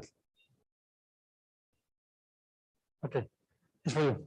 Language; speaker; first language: English; non-native, fluent; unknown